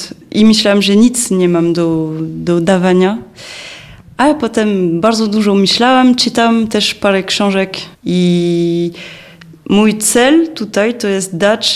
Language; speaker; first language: Polish; non-native, fluent; French